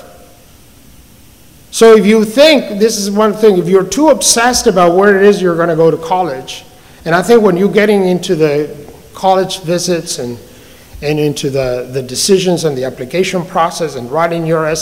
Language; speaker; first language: English; non-native, fluent; Spanish